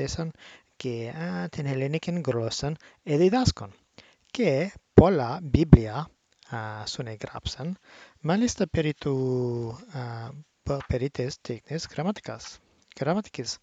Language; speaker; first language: Greek; non-native, learner; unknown